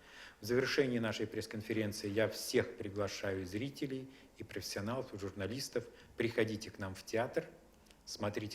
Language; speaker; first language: Russian; native; Russian